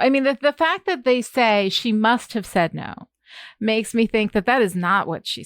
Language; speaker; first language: English; native; English